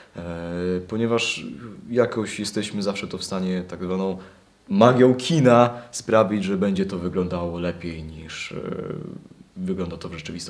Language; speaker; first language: Polish; native; Polish